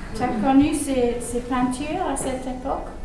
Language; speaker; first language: French; early bilingual, heritage; English